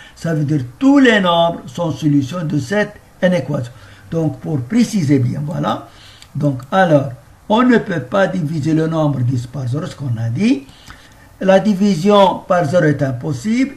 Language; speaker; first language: French; non-native, local second language; Arabic